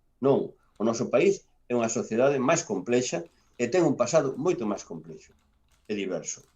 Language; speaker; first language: Galician; non-native, local second language; Spanish